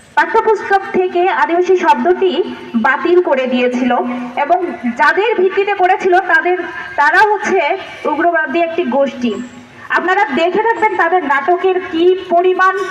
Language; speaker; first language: Bangla; non-native, local second language; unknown